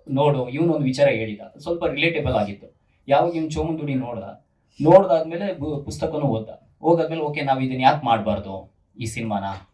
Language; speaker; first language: Kannada; native; Kannada